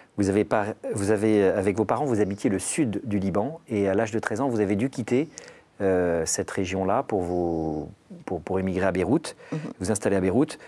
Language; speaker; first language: French; native; French